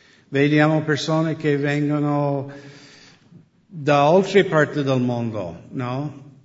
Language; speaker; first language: Italian; non-native, fluent; English